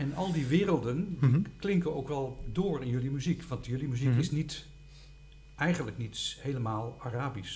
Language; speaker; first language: Dutch; native; Dutch